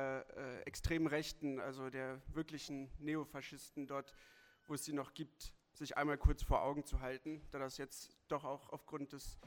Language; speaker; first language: German; native; German